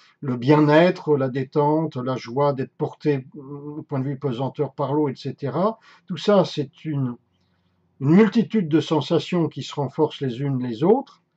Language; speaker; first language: French; native; French